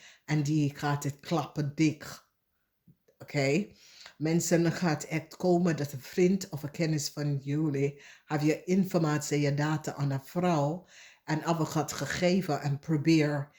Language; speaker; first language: Dutch; non-native, fluent; English